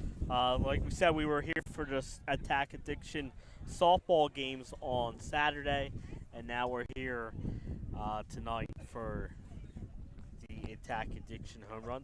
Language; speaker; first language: English; native; English